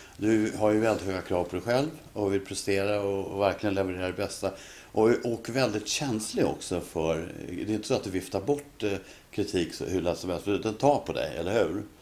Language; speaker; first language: Swedish; native; Swedish